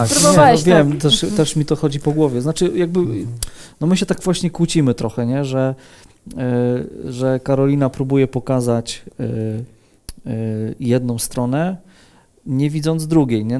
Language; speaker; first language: Polish; native; Polish